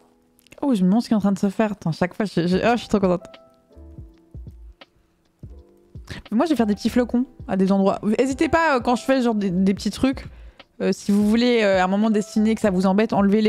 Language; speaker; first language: French; native; French